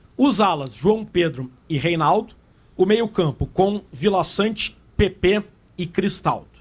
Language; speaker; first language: Portuguese; native; Portuguese